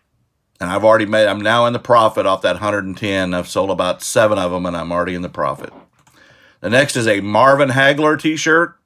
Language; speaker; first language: English; native; English